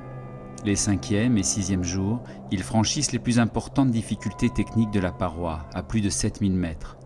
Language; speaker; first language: French; native; French